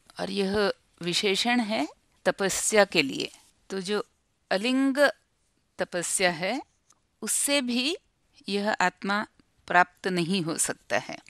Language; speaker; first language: Hindi; non-native, local second language; Marathi